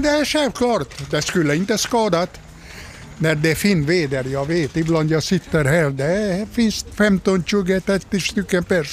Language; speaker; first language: Swedish; non-native, learner; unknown